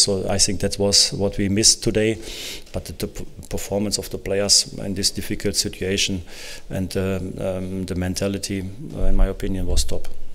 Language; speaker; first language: English; non-native, fluent; German